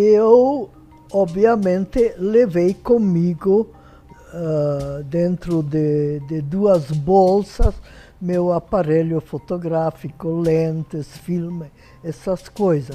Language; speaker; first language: Portuguese; non-native, fluent; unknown